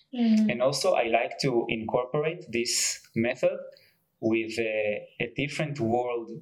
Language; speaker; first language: English; non-native, fluent; Hebrew